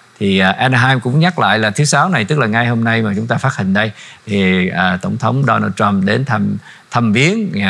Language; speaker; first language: Vietnamese; native; Vietnamese